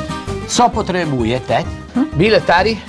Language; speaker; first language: Czech; non-native, learner; Italian